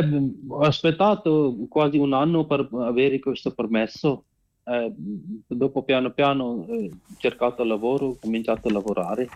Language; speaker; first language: Italian; non-native, learner; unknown